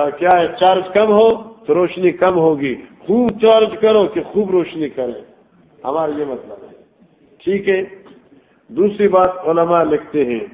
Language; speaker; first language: Urdu; non-native, local second language; Northern Hindko